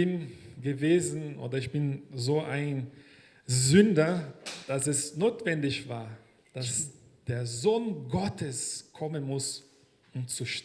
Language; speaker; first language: German; non-native, fluent; Portuguese